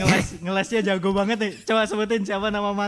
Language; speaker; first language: Indonesian; native; Indonesian